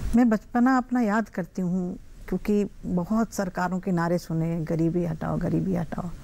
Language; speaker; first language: Hindi; native; Hindi